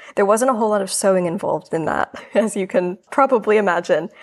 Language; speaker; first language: English; native; English